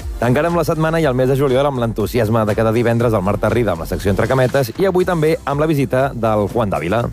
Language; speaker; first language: Catalan; native; Catalan